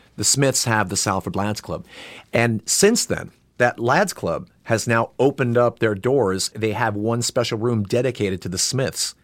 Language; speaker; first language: English; native; English